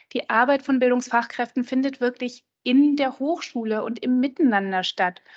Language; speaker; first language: German; native; German